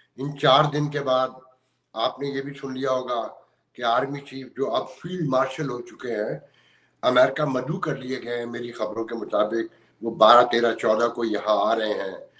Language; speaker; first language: Urdu; native; Urdu